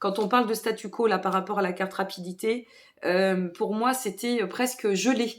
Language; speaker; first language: French; native; French